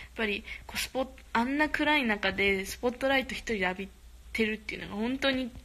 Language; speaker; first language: Japanese; early bilingual, other home language; Korean